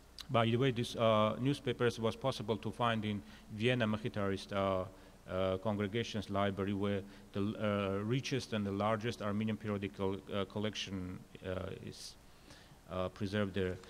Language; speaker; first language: English; non-native, fluent; Armenian